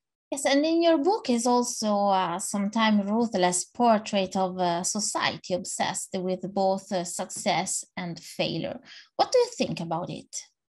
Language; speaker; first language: English; non-native, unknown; Italian